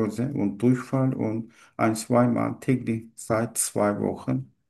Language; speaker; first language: German; non-native, learner; Turkish